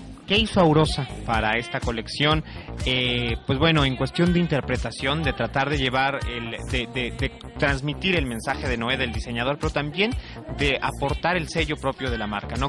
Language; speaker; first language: Spanish; native; Spanish